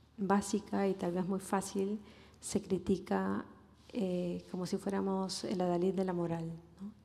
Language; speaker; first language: Spanish; native; Spanish